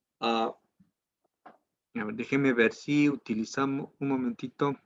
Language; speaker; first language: Spanish; native; Spanish